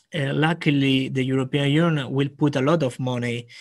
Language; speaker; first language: English; non-native, fluent; Italian